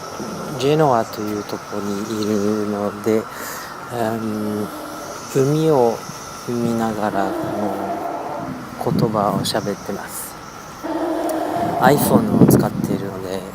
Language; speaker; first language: Japanese; non-native, fluent; French